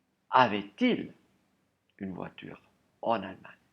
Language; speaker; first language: French; non-native, fluent; German